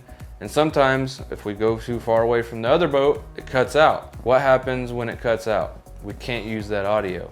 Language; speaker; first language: English; native; English